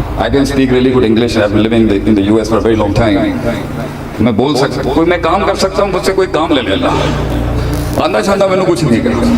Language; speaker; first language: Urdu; non-native, local second language; Punjabi